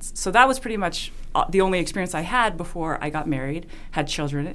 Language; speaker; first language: English; non-native, fluent; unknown